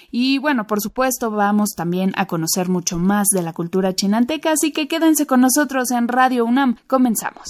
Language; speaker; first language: Spanish; native; Spanish